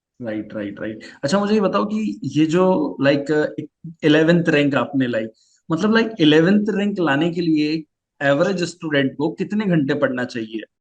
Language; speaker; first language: Hindi; native; Hindi